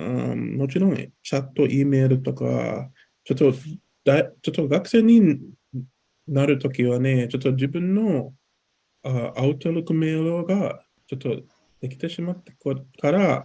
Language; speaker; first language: Japanese; non-native, learner; English